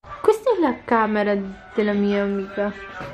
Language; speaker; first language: Italian; non-native, learner; Filipino